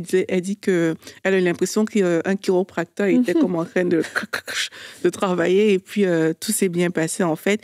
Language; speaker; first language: French; native; French